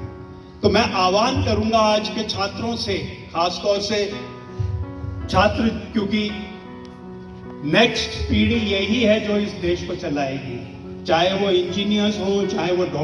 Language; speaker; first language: Hindi; native; Hindi